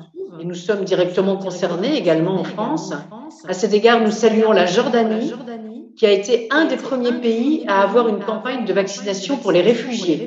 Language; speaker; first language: French; native; French